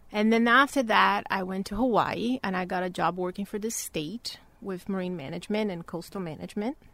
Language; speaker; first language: English; non-native, fluent; Portuguese